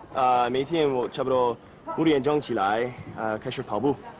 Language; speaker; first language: Chinese; non-native, learner; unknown